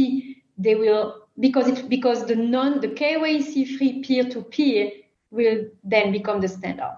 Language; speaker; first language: English; non-native, fluent; French